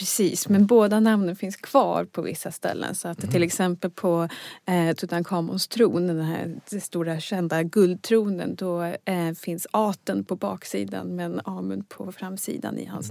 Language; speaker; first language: Swedish; native; Swedish